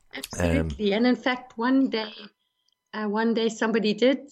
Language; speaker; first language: English; native; English